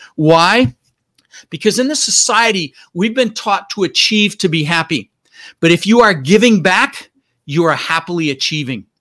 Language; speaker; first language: English; early bilingual, other home language; Dutch